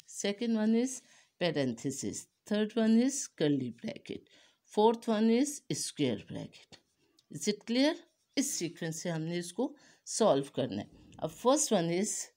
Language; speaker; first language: Urdu; native; Urdu